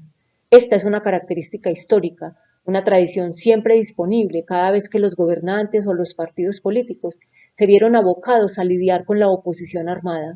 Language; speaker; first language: Spanish; native; Spanish